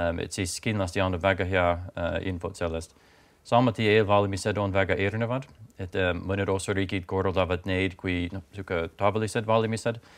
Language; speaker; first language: Estonian; non-native, fluent; English